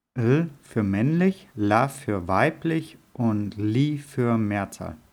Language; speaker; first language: German; native; German